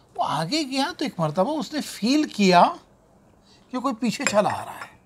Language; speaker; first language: Urdu; native; Urdu